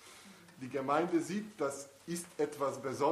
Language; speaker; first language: German; non-native, fluent; Italian